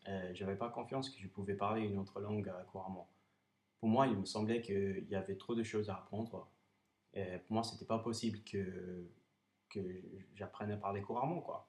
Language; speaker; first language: French; non-native, fluent; English